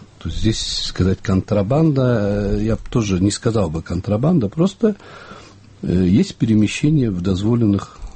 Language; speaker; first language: Russian; non-native, local second language; Kyrgyz